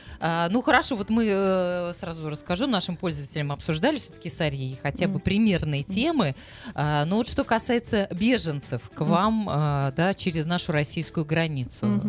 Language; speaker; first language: Russian; native; Russian